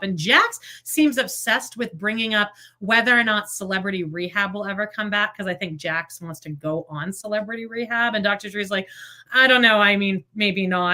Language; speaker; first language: English; native; English